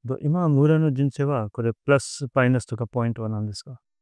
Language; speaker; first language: Japanese; non-native, learner; Hindi